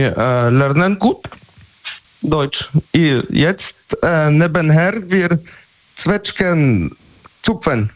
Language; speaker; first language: German; non-native, learner; Polish